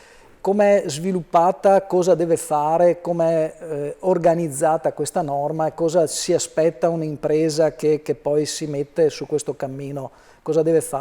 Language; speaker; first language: Italian; native; Italian